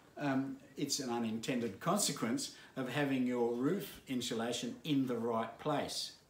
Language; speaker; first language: English; native; English